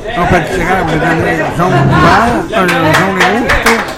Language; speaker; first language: French; native; French